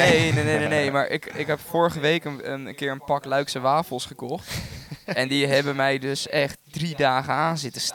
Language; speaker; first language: Dutch; native; Dutch